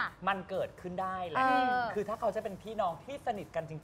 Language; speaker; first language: Thai; native; Thai